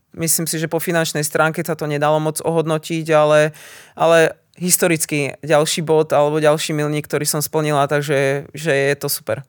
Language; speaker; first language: Slovak; native; Slovak